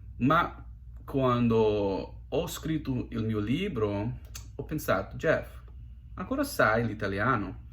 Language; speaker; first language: Italian; non-native, learner; English